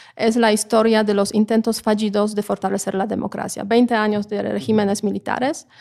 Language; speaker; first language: Spanish; non-native, fluent; Polish